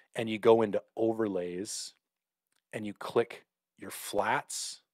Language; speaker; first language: English; native; English